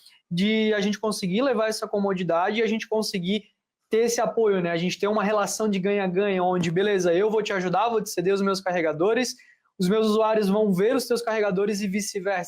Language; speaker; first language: Portuguese; native; Portuguese